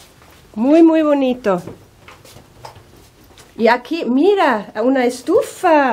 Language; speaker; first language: Spanish; non-native, fluent; Swedish